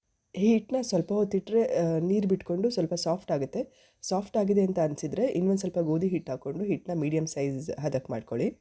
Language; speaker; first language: Kannada; native; Kannada